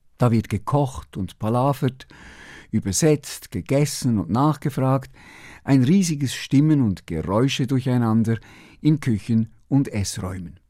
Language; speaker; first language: German; native; German